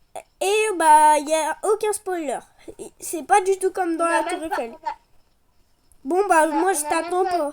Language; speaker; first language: French; native; French